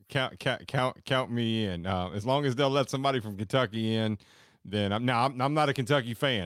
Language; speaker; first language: English; native; English